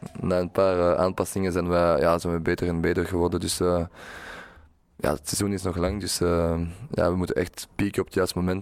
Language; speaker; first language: Dutch; non-native, local second language; French